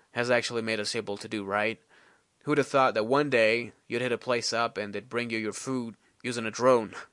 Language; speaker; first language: English; non-native, fluent; Persian